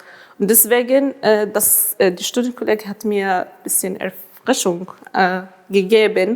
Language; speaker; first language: German; non-native, fluent; Arabic